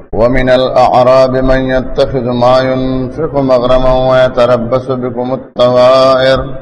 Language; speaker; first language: Urdu; non-native, local second language; Pashto